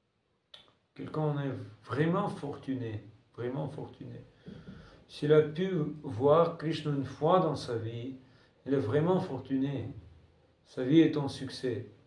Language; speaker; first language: French; non-native, fluent; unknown